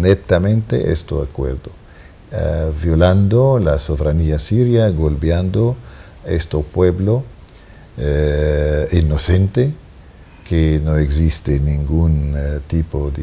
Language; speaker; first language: Spanish; non-native, fluent; Arabic